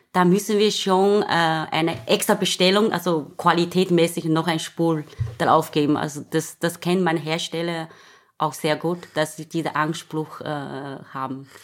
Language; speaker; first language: German; non-native, learner; Chinese